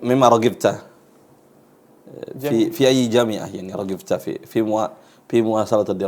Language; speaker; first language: Arabic; non-native, fluent; Indonesian